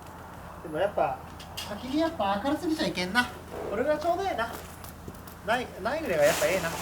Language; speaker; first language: Japanese; native; Japanese